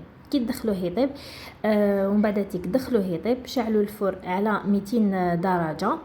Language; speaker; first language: Arabic; native; Arabic